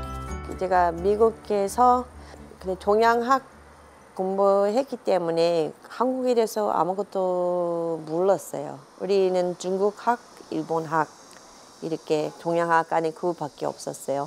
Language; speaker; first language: Korean; non-native, fluent; English